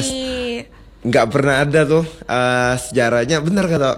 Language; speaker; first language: Indonesian; native; Indonesian